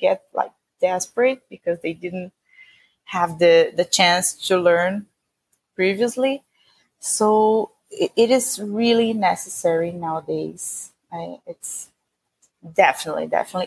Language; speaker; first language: English; non-native, fluent; Portuguese